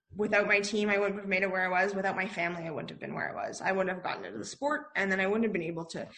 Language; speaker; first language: English; native; English